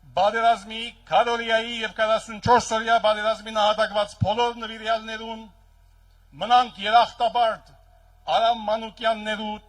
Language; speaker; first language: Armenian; early bilingual, heritage; Armenian